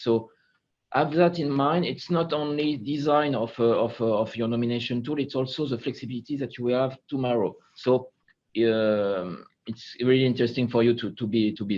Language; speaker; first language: English; non-native, fluent; French